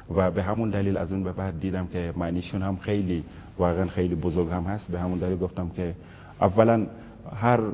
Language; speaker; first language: Persian; non-native, fluent; Wolof